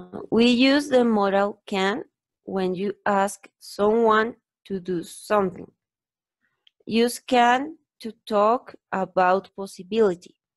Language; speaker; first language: English; non-native, learner; Spanish